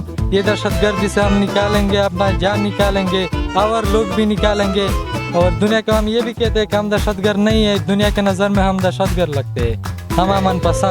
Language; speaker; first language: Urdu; non-native, local second language; Pashto